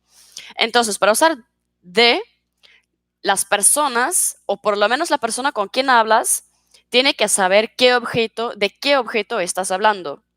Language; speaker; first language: Spanish; non-native, fluent; Swedish